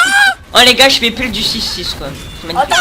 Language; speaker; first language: French; native; French